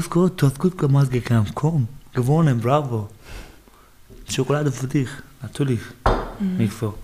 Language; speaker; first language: German; non-native, learner; Baluchi